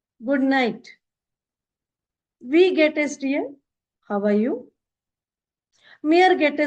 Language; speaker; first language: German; non-native, fluent; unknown